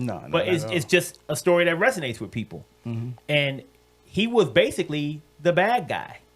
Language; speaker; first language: English; native; English